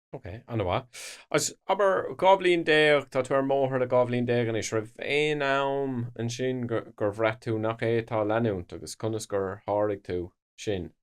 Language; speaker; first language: Irish; non-native, local second language; English